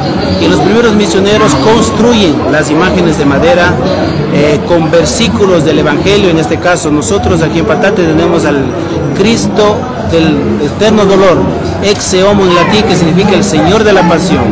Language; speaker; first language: Spanish; native; Spanish